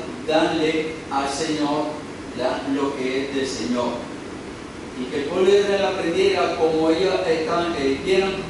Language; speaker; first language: Spanish; native; Spanish